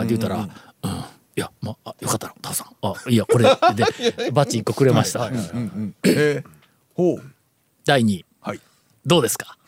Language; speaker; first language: Japanese; native; Japanese